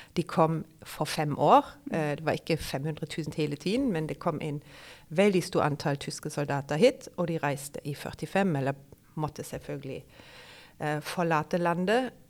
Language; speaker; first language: Norwegian; non-native, fluent; German